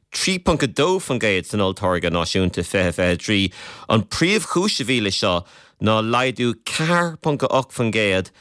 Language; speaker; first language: Irish; native; Irish